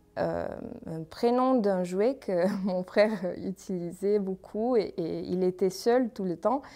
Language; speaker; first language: French; non-native, learner; Armenian